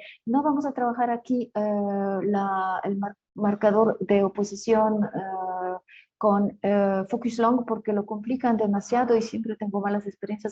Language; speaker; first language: Spanish; non-native, fluent; French